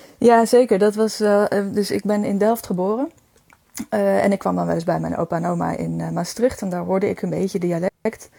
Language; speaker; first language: Dutch; native; Dutch